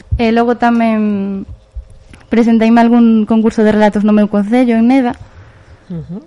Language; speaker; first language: Galician; native; Galician